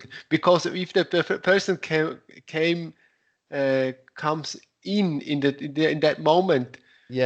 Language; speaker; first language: English; non-native, learner; Italian